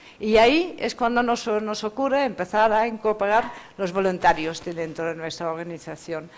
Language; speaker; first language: Spanish; non-native, fluent; Dutch